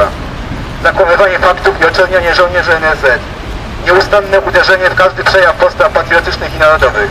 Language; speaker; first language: Polish; native; Polish